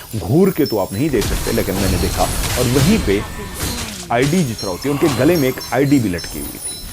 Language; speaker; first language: Urdu; non-native, local second language; Punjabi